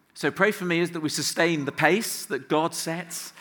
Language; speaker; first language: English; native; English